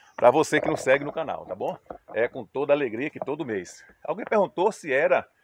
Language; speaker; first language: Portuguese; native; Portuguese